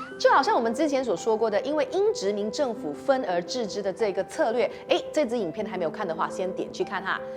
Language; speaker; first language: Chinese; native; Chinese